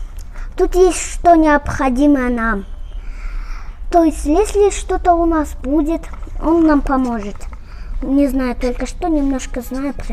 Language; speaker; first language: Russian; non-native, local second language; Kyrgyz